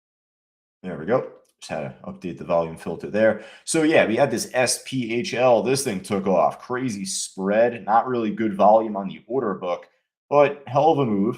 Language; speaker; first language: English; native; English